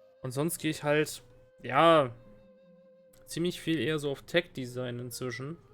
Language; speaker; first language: German; native; German